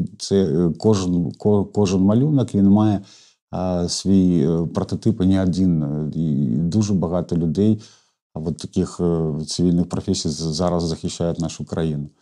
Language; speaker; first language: Ukrainian; non-native, local second language; Russian